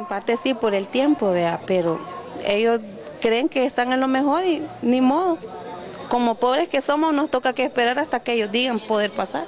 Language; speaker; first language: Spanish; native; Spanish